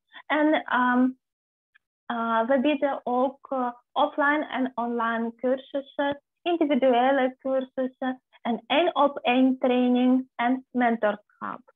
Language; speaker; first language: Dutch; non-native, fluent; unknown